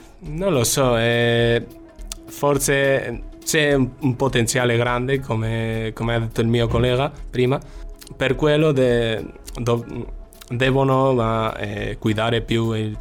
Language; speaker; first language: Italian; non-native, fluent; Spanish